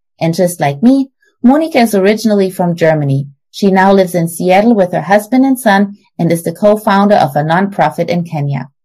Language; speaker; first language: English; non-native, fluent; German